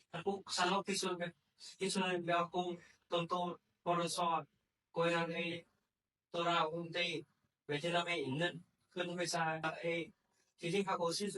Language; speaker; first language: Korean; non-native, learner; Vietnamese